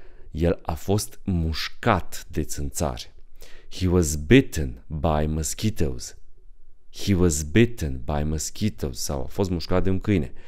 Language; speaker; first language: English; non-native, fluent; Romanian